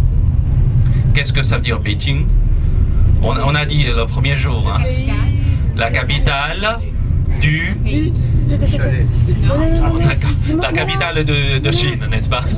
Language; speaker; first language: French; non-native, fluent; Chinese